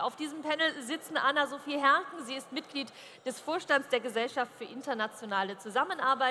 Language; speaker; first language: German; native; German